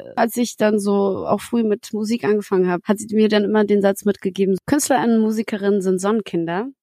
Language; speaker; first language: German; early bilingual, other home language; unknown